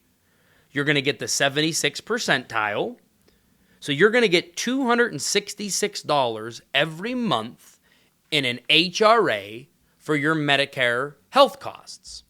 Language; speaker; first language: English; native; English